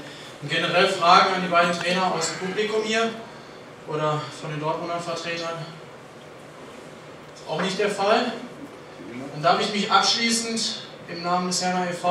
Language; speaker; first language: German; native; German